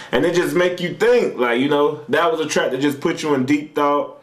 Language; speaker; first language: English; native; English